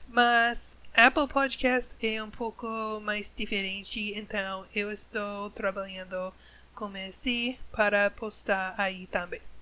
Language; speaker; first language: Portuguese; non-native, learner; English